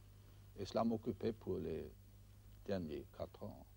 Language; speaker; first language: French; non-native, fluent; German